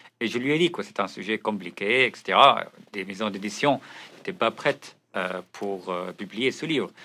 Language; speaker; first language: French; non-native, fluent; Arabic